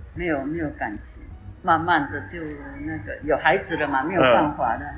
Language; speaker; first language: Chinese; native; Chinese